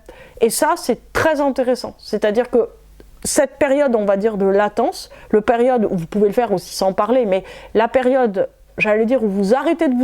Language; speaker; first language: French; native; French